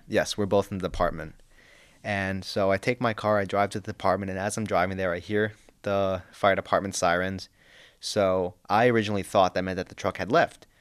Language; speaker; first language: English; native; English